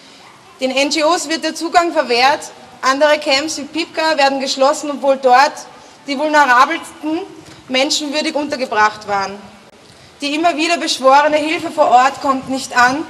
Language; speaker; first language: German; native; German